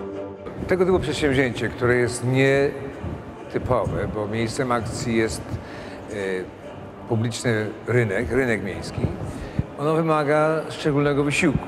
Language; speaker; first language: Polish; native; Polish